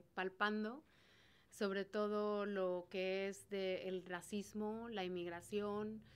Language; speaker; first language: Spanish; native; Spanish